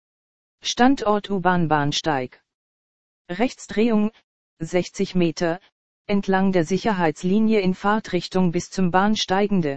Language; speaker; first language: German; native; German